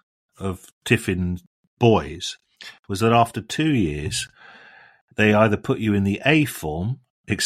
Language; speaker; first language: English; native; English